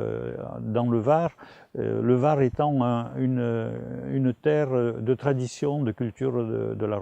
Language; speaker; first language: French; native; French